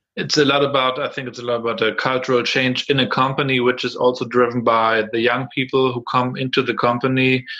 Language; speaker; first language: English; non-native, fluent; German